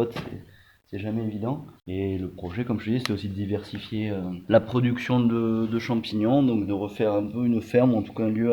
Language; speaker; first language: French; native; French